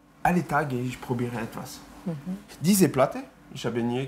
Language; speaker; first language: German; non-native, learner; French